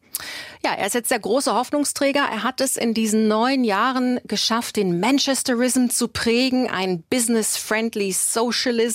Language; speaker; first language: German; native; German